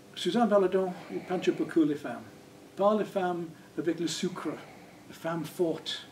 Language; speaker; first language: French; non-native, learner; English